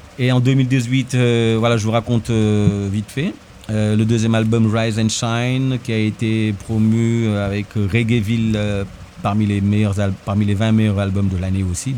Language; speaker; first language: French; non-native, local second language; Wolof